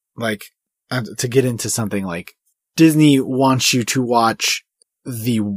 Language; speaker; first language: English; early bilingual, other home language; Swedish